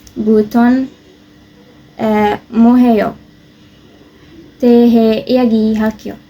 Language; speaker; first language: Korean; non-native, learner; Arabic